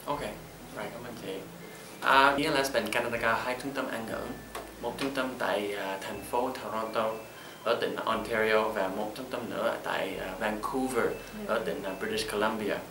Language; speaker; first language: Vietnamese; non-native, fluent; English